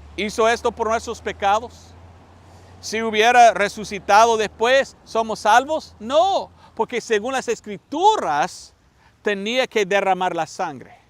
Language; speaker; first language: Spanish; non-native, fluent; English